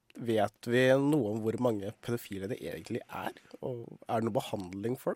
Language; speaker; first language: Norwegian; native; Norwegian